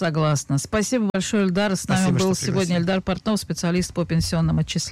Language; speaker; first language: Russian; native; Russian